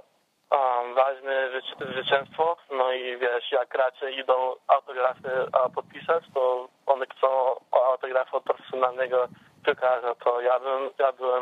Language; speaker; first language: Polish; early bilingual, heritage; English